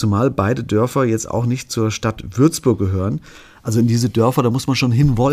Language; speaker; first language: German; native; German